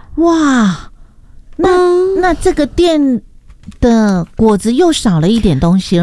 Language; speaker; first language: Chinese; native; Chinese